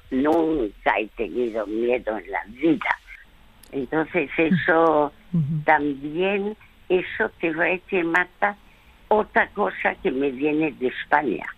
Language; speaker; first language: Spanish; early bilingual, other home language; French